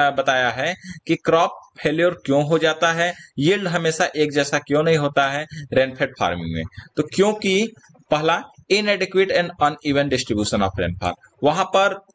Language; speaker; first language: Hindi; native; Hindi